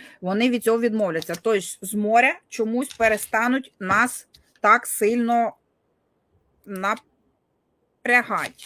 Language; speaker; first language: Ukrainian; non-native, local second language; Russian